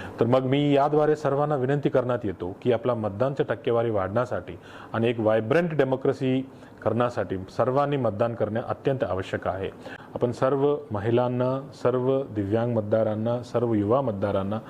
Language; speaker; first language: Marathi; non-native, local second language; Tamil